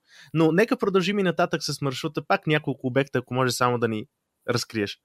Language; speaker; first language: Bulgarian; native; Bulgarian